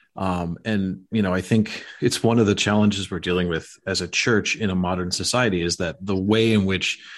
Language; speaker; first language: English; native; English